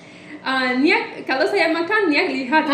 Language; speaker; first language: Indonesian; non-native, learner; Turkish